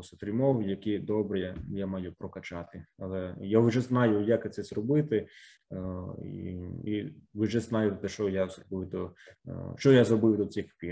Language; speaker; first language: Ukrainian; non-native, fluent; Italian